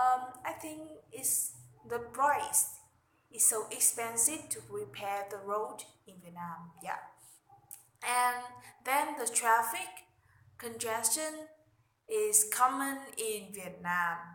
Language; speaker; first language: English; non-native, learner; Vietnamese